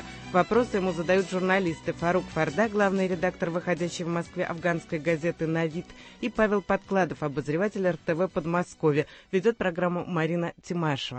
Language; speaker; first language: Russian; native; Russian